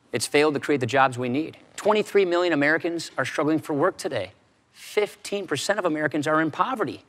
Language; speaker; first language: English; native; English